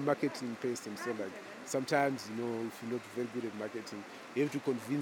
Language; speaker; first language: English; non-native, local second language; Shona